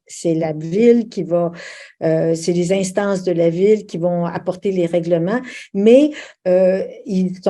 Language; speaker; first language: French; native; French